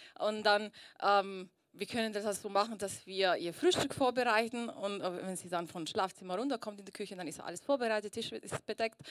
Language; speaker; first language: German; early bilingual, other home language; Italian